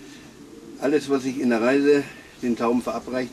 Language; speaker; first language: German; native; German